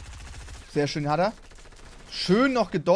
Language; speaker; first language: German; native; German